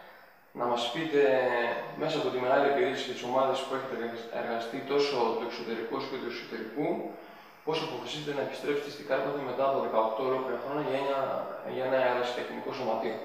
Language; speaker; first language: Greek; native; Greek